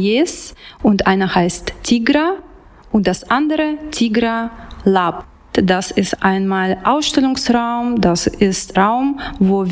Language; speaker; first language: German; non-native, fluent; Russian